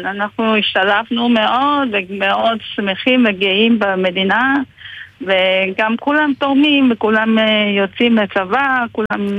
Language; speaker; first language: Hebrew; non-native, fluent; Vietnamese